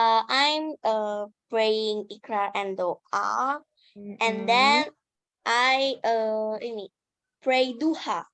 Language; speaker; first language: English; non-native, learner; Indonesian